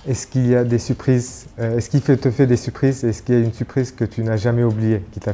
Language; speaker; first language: French; non-native, fluent; Turkish